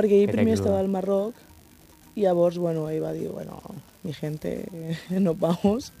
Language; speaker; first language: Catalan; early bilingual, other home language; Wolof